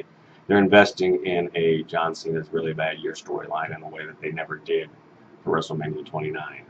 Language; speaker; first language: English; native; English